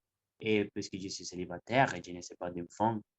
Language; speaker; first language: French; non-native, learner; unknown